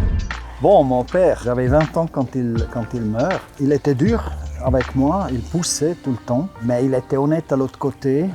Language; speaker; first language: French; non-native, local second language; German